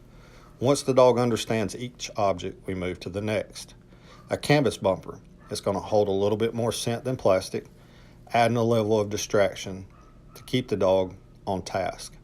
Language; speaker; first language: English; native; English